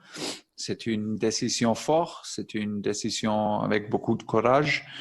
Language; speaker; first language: French; non-native, fluent; German